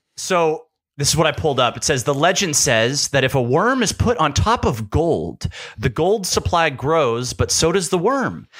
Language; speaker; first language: English; native; English